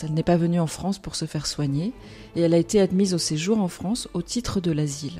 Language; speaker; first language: French; native; French